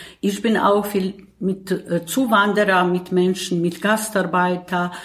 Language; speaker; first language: German; non-native, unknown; Bosnian